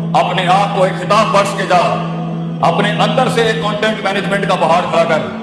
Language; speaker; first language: Urdu; non-native, local second language; Punjabi